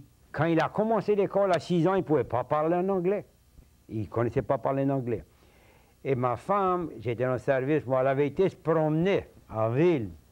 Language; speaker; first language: French; early bilingual, heritage; French